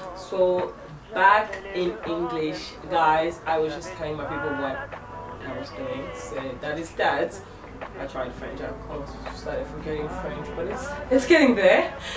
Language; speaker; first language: English; non-native, fluent; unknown